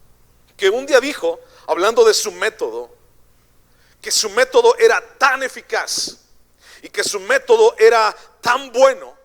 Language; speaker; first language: Spanish; native; Spanish